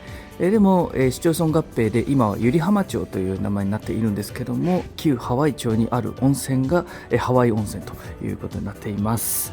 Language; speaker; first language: Japanese; native; Japanese